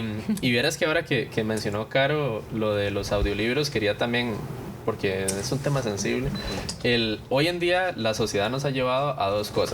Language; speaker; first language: Spanish; native; Spanish